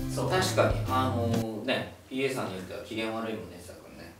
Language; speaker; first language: Japanese; native; Japanese